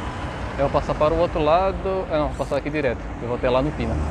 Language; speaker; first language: Portuguese; native; Portuguese